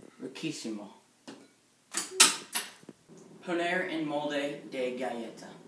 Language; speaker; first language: Spanish; non-native, learner; English